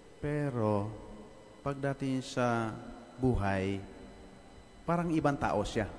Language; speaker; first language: Filipino; non-native, fluent; Indonesian